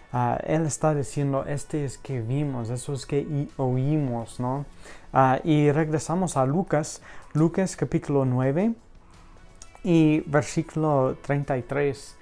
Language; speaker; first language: Spanish; non-native, fluent; English